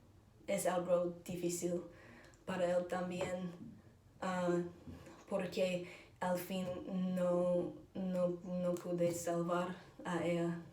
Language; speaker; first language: Spanish; non-native, learner; English